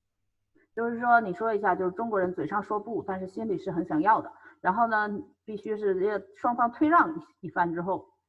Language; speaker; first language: Chinese; native; Chinese